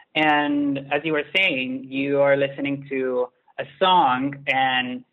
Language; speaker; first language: English; non-native, fluent; Italian